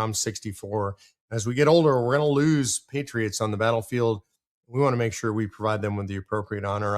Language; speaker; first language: English; native; English